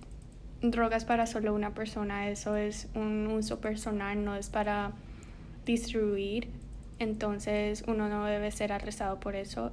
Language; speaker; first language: Spanish; early bilingual, heritage; Spanish